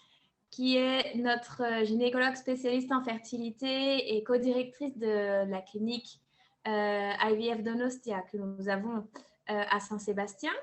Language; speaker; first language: French; native; French